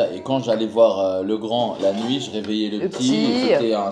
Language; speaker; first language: French; native; French